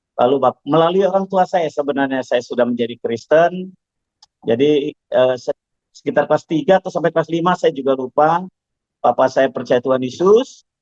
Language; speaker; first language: Indonesian; non-native, local second language; Javanese